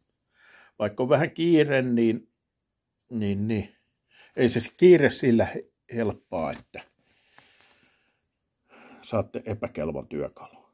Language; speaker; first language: Finnish; native; Finnish